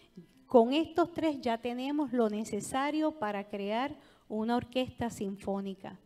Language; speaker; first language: Spanish; native; Spanish